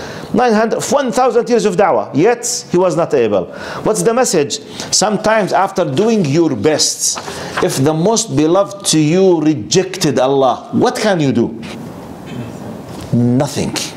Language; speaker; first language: English; non-native, fluent; Arabic